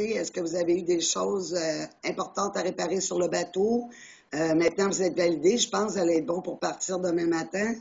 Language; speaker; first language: French; native; French